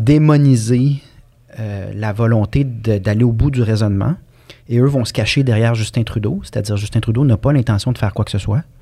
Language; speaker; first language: French; native; French